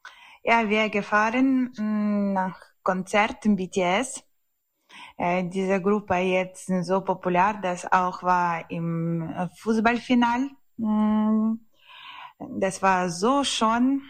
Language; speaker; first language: German; non-native, learner; Ukrainian